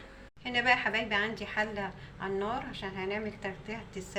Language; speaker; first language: Arabic; native; Arabic